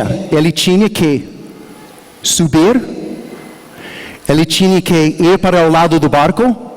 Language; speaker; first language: Portuguese; non-native, learner; English